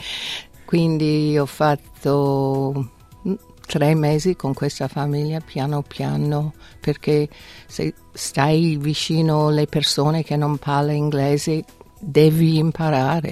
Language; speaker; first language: Italian; non-native, fluent; English